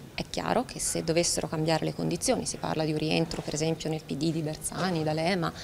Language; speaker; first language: Italian; native; Italian